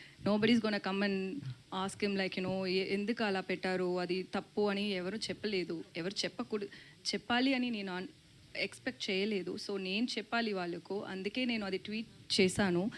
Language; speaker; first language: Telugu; non-native, learner; Tamil